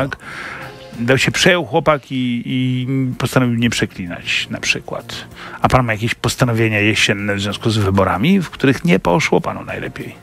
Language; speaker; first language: Polish; native; Polish